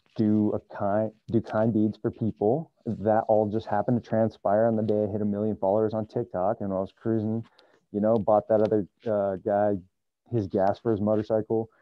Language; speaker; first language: English; native; English